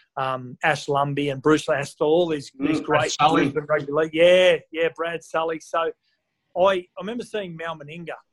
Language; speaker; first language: English; native; English